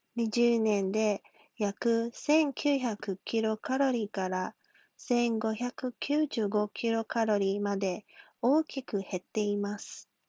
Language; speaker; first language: Japanese; non-native, fluent; Chinese